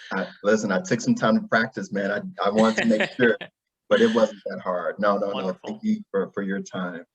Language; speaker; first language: English; native; English